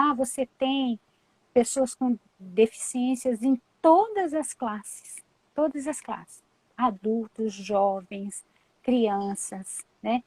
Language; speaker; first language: Portuguese; native; Portuguese